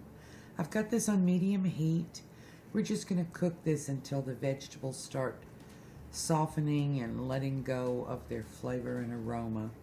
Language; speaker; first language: English; native; English